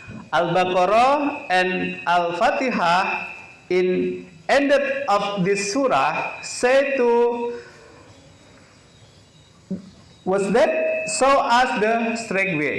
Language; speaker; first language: English; non-native, learner; Indonesian